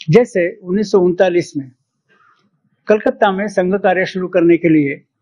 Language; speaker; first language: Hindi; non-native, local second language; Marathi